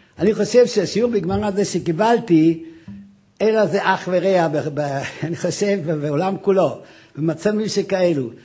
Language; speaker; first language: Hebrew; non-native, fluent; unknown